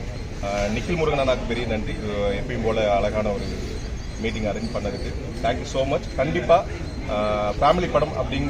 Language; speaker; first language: Tamil; native; Tamil